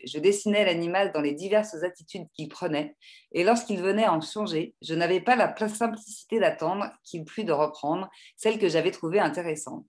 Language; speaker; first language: French; native; French